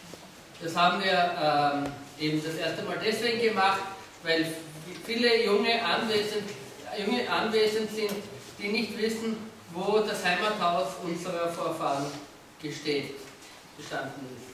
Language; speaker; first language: German; non-native, fluent; Slovenian